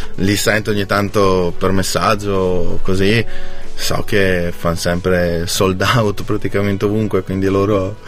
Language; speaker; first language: Italian; native; Italian